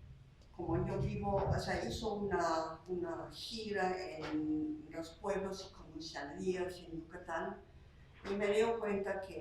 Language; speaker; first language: Spanish; non-native, fluent; Slovak